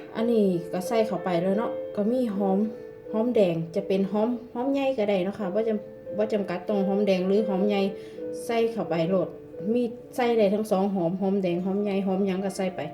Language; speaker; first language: Thai; non-native, local second language; Northeastern Thai